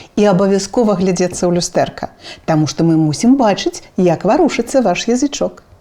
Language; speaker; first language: Belarusian; non-native, local second language; Russian